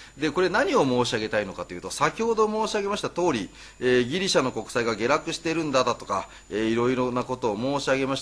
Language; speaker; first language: Japanese; native; Japanese